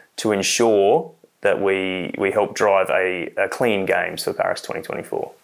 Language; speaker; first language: English; native; English